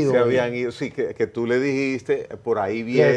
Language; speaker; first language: Spanish; native; Spanish